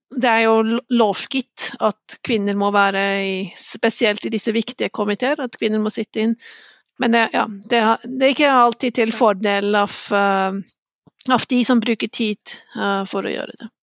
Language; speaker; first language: Norwegian; non-native, fluent; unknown